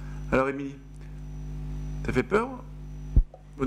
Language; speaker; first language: French; native; French